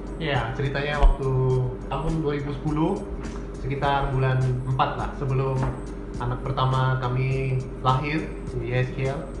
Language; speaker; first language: Indonesian; native; Indonesian